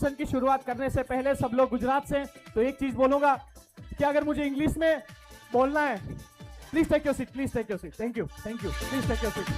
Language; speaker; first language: Hindi; non-native, local second language; Gujarati